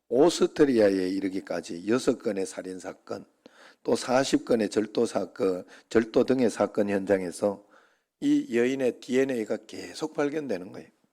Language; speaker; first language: Korean; native; Korean